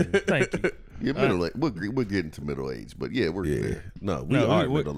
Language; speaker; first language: English; native; English